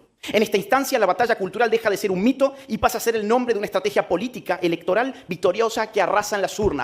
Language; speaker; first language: Spanish; native; Spanish